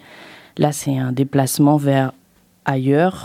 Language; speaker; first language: French; native; French